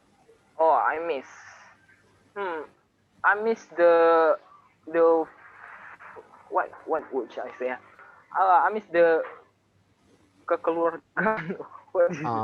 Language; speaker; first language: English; non-native, local second language; Indonesian